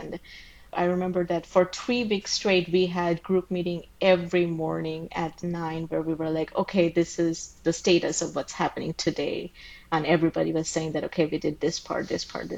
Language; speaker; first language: English; non-native, local second language; Bangla